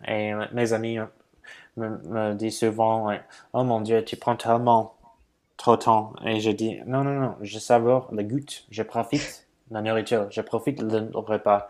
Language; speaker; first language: French; non-native, learner; English